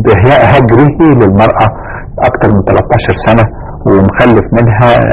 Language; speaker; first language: Arabic; native; Arabic